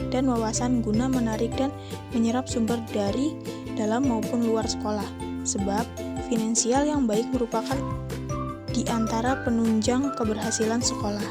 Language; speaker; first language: Indonesian; native; Indonesian